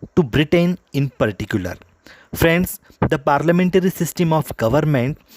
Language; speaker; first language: English; non-native, local second language; Marathi